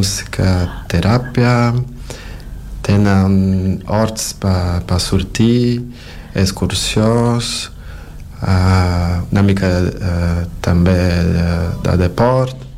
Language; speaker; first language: Catalan; non-native, learner; Portuguese